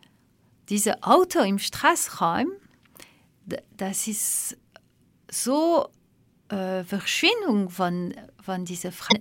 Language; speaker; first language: German; non-native, fluent; Dutch